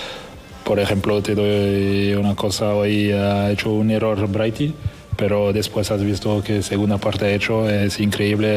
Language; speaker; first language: Spanish; non-native, fluent; French